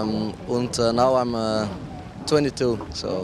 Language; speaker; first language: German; non-native, learner; Dutch